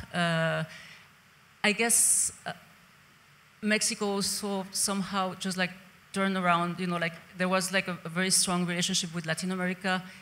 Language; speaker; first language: English; non-native, fluent; Spanish